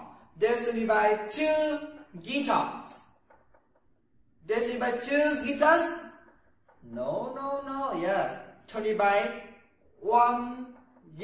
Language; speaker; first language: English; non-native, learner; Vietnamese